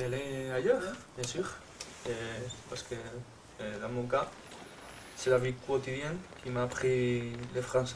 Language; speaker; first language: French; non-native, fluent; Spanish